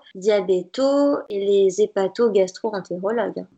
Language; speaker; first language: French; native; French